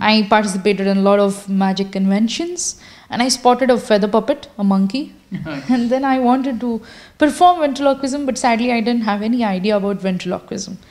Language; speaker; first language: English; non-native, local second language; Kannada